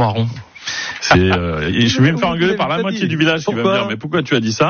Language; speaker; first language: French; native; French